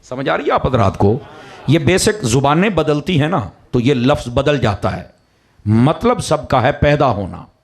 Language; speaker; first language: Urdu; non-native, local second language; Punjabi